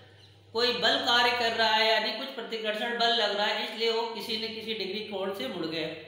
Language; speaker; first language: Hindi; native; Hindi